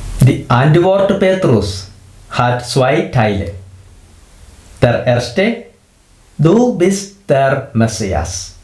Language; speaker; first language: German; non-native, fluent; Malayalam